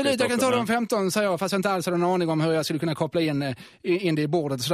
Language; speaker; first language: Swedish; native; Swedish